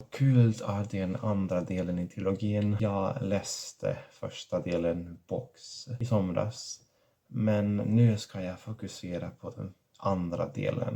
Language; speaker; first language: Swedish; non-native, fluent; Catalan